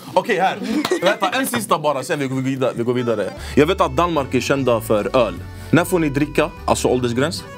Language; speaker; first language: Swedish; early bilingual, other home language; Arabic